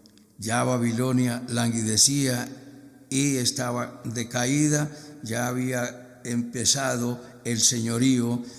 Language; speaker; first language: Spanish; native; Spanish